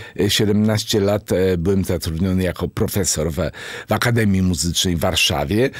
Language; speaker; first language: Polish; native; Polish